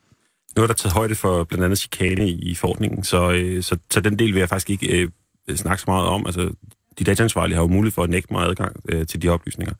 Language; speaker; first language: Danish; native; Danish